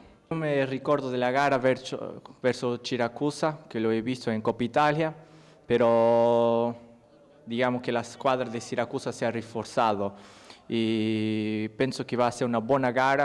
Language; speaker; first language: Italian; non-native, learner; Portuguese